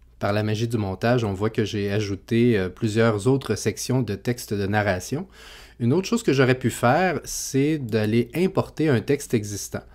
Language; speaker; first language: French; native; French